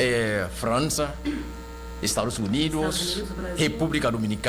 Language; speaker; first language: Portuguese; non-native, local second language; Haitian Creole